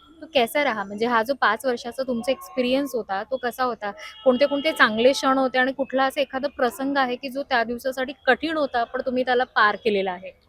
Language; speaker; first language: Marathi; native; Marathi